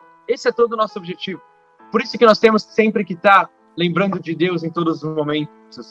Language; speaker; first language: Portuguese; native; Portuguese